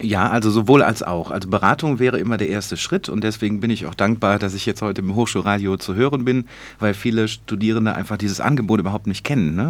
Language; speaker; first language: German; native; German